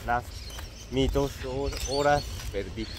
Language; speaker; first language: Spanish; non-native, learner; Korean